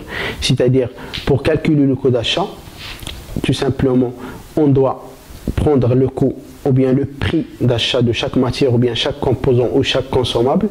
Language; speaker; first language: French; non-native, local second language; Arabic